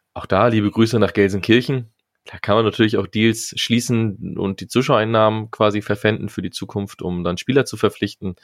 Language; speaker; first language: German; native; German